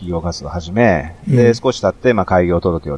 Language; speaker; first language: Japanese; native; Japanese